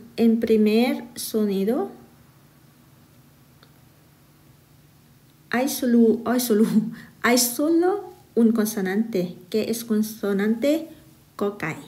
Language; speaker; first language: Spanish; non-native, fluent; Thai